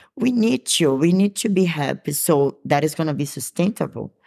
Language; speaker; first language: English; non-native, learner; Portuguese